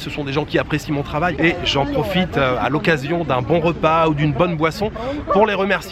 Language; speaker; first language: French; native; French